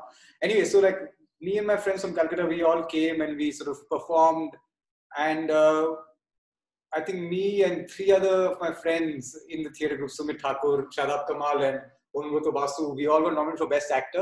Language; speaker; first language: English; non-native, local second language; Bangla